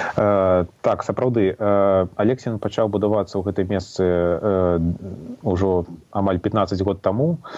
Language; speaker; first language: Belarusian; non-native, local second language; Russian